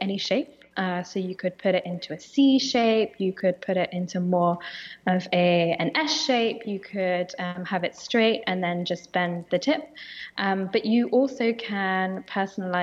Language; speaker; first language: English; native; English